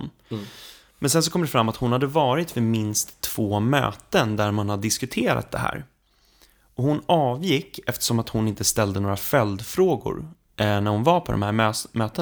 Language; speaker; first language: Swedish; native; Swedish